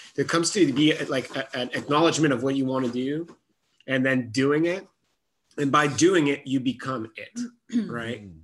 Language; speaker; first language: English; non-native, fluent; French